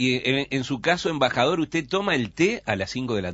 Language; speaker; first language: Spanish; native; Spanish